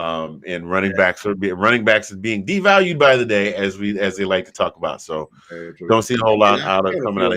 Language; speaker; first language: English; native; English